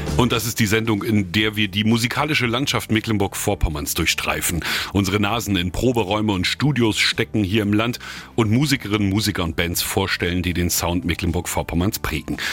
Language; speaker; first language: German; native; German